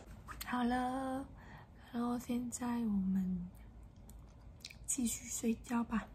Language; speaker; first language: Chinese; non-native, fluent; Vietnamese